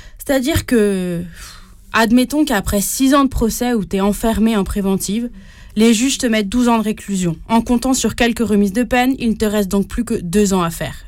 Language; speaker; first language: French; native; French